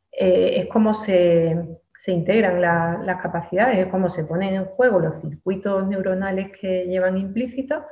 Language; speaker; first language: Spanish; native; Spanish